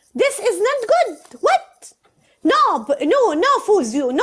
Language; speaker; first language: English; non-native, learner; Arabic